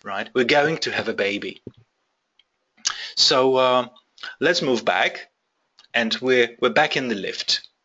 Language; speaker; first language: English; non-native, fluent; Polish